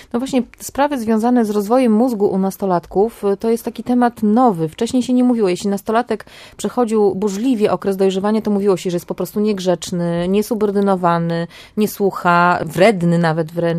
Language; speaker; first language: Polish; native; Polish